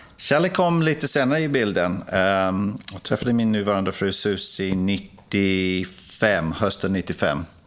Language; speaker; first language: Swedish; non-native, fluent; English